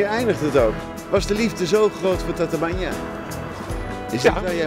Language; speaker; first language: Dutch; native; Dutch